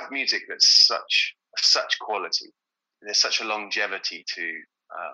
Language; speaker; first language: English; native; English